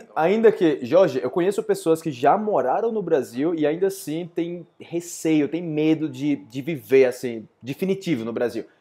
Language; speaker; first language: Portuguese; native; Portuguese